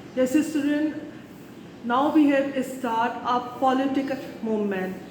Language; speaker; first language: English; non-native, local second language; Urdu